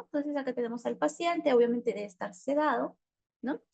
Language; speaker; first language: Spanish; native; Spanish